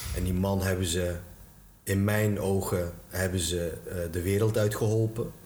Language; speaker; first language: Dutch; early bilingual, other home language; Turkish